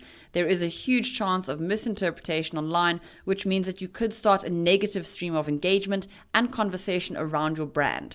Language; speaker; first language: English; native; English